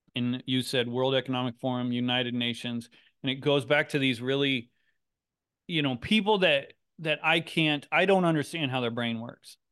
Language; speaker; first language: English; native; English